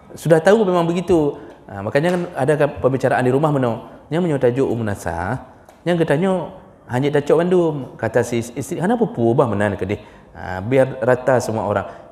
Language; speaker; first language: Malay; non-native, local second language; Achinese